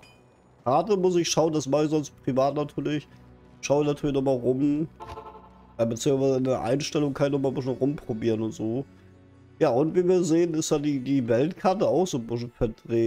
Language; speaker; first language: German; native; German